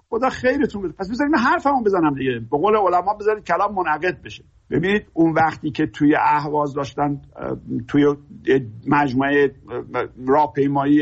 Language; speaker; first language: Persian; native; Persian